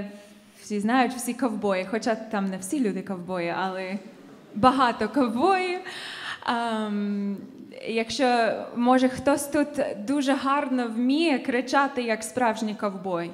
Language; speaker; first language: Ukrainian; non-native, fluent; English